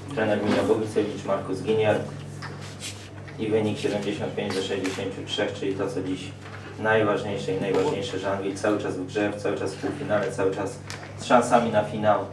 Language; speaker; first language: Polish; native; Polish